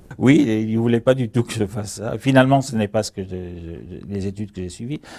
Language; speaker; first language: French; early bilingual, other home language; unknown